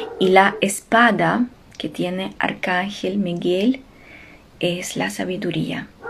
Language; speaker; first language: Spanish; non-native, fluent; Ukrainian